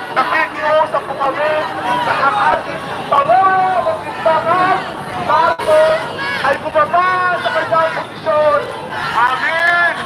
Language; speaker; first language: Filipino; non-native, local second language; Iloko